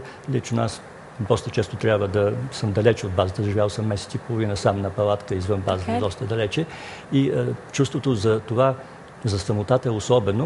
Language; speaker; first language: Bulgarian; native; Bulgarian